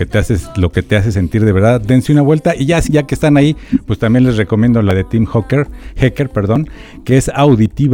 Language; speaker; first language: Spanish; native; Spanish